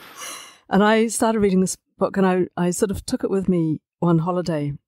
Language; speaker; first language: English; native; English